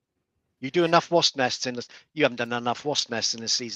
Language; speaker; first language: English; native; English